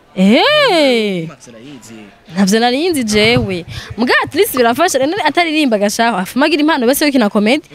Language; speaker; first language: Rundi; non-native, local second language; Swahili